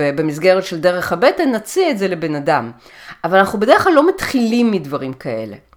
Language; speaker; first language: Hebrew; early bilingual, other home language; Russian